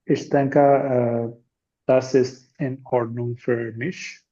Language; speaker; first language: German; non-native, learner; Urdu